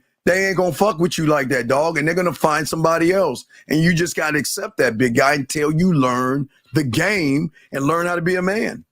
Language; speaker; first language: English; native; English